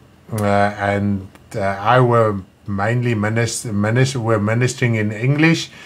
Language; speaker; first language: English; non-native, local second language; Afrikaans